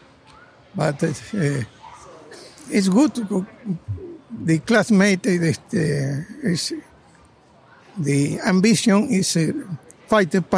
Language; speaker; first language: English; non-native, learner; Spanish